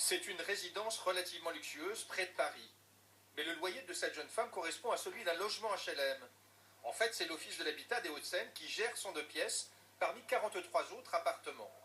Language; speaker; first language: French; native; French